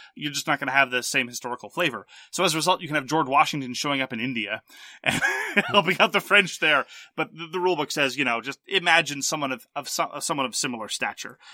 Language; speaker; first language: English; early bilingual, other home language; French